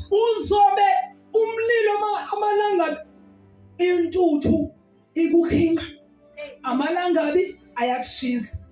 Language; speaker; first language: Zulu; native; Zulu